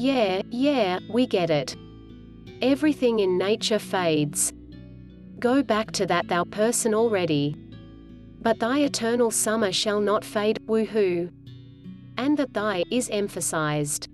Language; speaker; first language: English; native; English